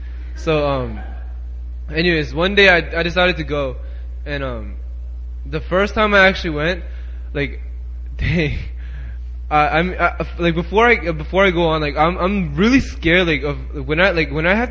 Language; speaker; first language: English; native; English